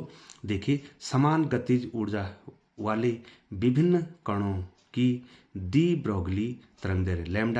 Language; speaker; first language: Hindi; native; Hindi